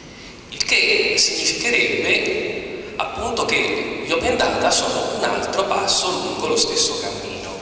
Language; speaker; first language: Italian; native; Italian